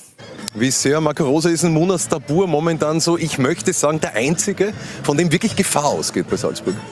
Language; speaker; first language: German; non-native, learner; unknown